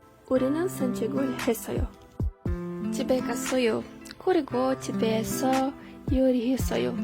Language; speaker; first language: Korean; non-native, learner; Portuguese